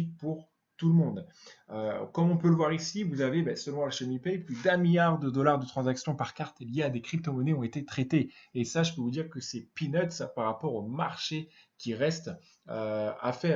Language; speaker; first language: French; native; French